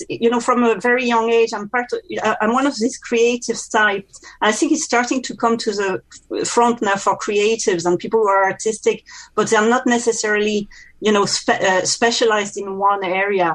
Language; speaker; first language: English; non-native, fluent; French